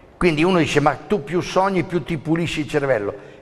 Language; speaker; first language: Italian; native; Italian